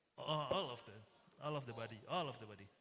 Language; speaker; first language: English; non-native, learner; Indonesian